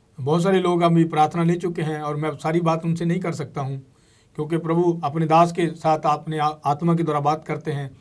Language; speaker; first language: Hindi; non-native, local second language; Punjabi